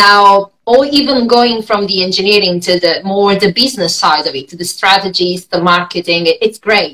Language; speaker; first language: English; non-native, fluent; Italian